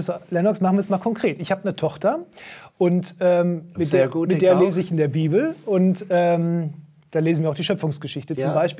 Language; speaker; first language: German; native; German